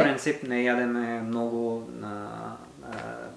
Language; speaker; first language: Bulgarian; non-native, learner; English